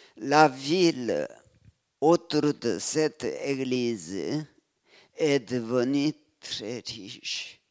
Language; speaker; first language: French; non-native, fluent; Korean